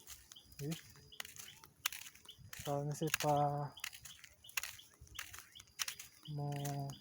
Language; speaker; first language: French; non-native, learner; Portuguese